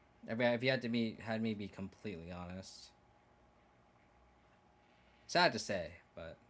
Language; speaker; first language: English; native; English